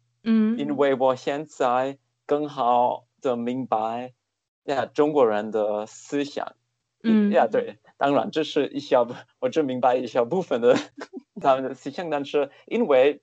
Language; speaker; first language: Chinese; non-native, fluent; German